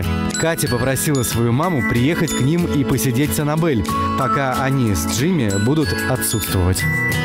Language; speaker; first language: Russian; native; Russian